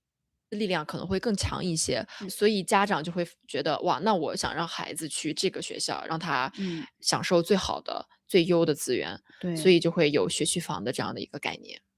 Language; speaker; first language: Chinese; native; Chinese